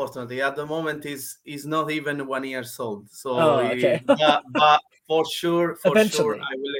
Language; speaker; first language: English; non-native, learner; Italian